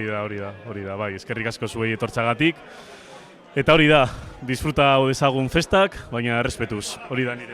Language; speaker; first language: Basque; non-native, local second language; Spanish